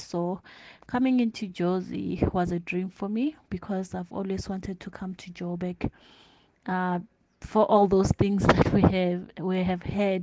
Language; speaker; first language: English; non-native, local second language; Tsonga